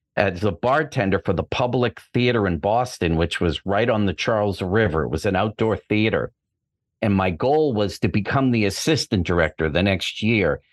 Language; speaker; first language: English; native; English